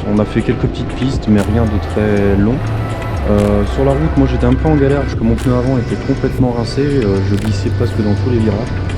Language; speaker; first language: French; native; French